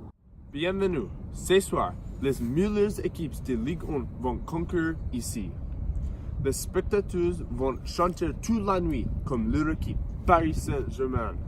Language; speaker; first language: French; non-native, learner; English